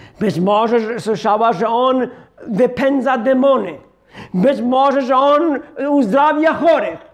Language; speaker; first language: Polish; non-native, fluent; English